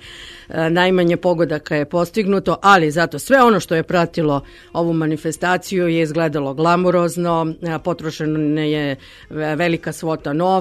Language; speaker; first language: Serbian; native; Serbian